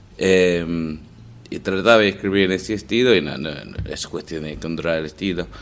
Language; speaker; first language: Spanish; non-native, fluent; English